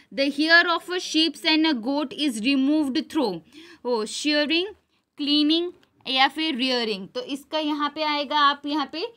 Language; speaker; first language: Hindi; non-native, local second language; Gujarati